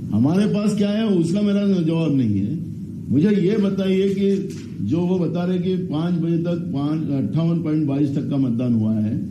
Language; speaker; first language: Hindi; non-native, local second language; Marathi